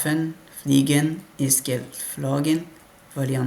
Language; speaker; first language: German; non-native, learner; French